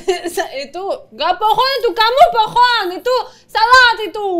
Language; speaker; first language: Indonesian; non-native, learner; Russian